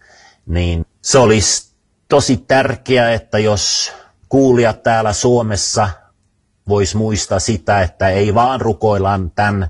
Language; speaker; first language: Finnish; non-native, fluent; Swedish